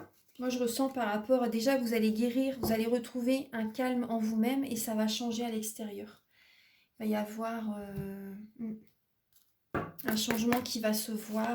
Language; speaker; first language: French; native; French